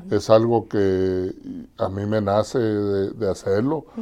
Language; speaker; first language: Spanish; native; Spanish